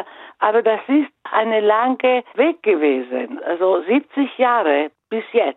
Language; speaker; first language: German; non-native, fluent; Italian